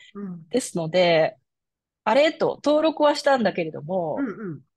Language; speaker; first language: Japanese; native; Japanese